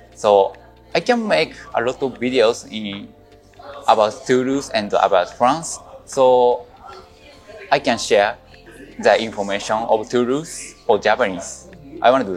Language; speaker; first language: English; non-native, learner; Japanese